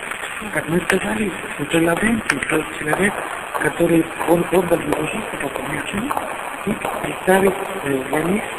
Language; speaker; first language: Russian; non-native, learner; Italian